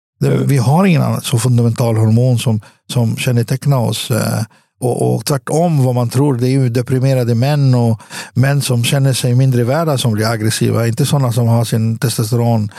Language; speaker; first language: Swedish; early bilingual, other home language; Arabic